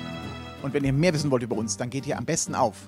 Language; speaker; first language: German; native; German